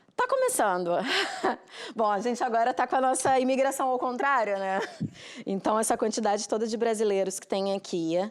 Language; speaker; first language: Portuguese; native; Portuguese